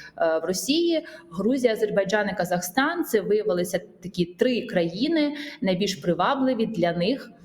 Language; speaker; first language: Ukrainian; non-native, fluent; Georgian